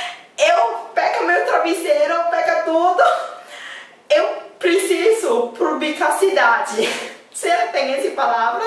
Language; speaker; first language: Portuguese; non-native, learner; Thai